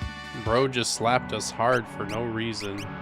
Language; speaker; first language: English; native; English